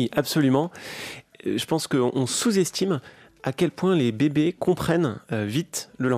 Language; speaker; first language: French; native; French